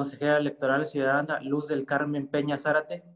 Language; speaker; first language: Spanish; native; Spanish